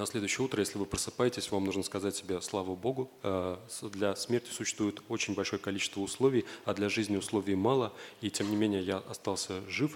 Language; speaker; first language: Russian; native; Russian